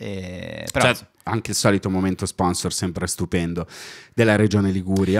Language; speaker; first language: Italian; native; Italian